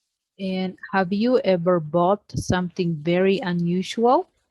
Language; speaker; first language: English; non-native, fluent; Spanish